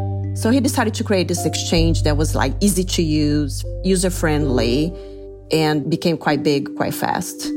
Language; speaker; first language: English; non-native, fluent; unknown